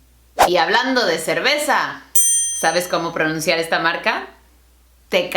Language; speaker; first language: Spanish; non-native, fluent; English